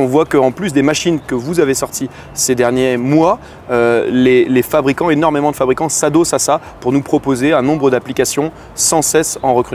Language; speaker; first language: French; native; French